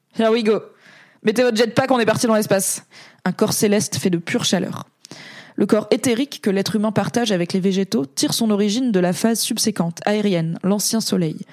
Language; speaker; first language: French; native; French